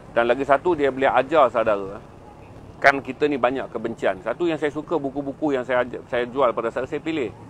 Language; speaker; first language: Malay; native; Malay